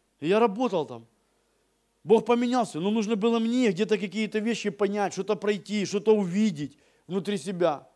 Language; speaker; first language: Russian; native; Russian